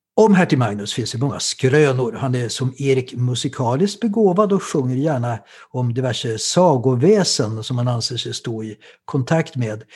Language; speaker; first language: Swedish; native; Swedish